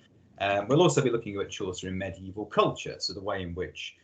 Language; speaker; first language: English; native; English